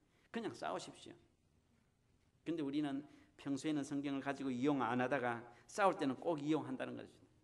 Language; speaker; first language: Korean; native; Korean